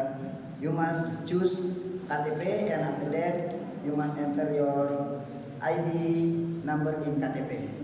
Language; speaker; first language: English; non-native, learner; Indonesian